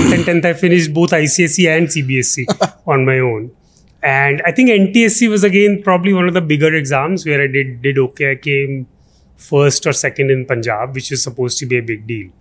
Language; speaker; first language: English; non-native, local second language; Punjabi